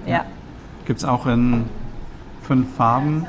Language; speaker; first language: German; native; German